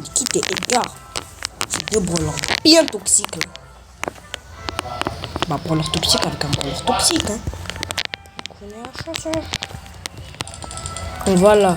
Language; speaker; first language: French; native; French